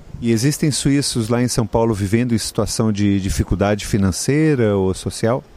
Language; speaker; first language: Portuguese; native; Portuguese